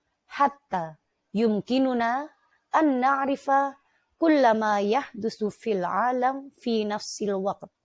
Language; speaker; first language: Arabic; non-native, fluent; Indonesian